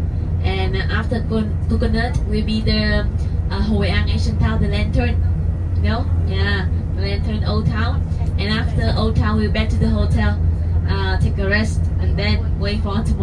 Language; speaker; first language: English; non-native, learner; Vietnamese